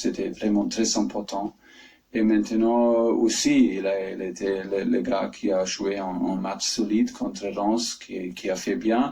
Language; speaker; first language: French; non-native, fluent; German